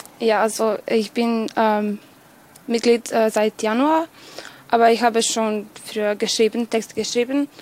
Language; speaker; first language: German; non-native, fluent; Serbian